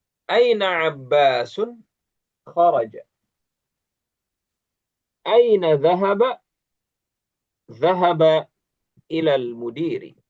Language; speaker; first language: Arabic; non-native, fluent; Indonesian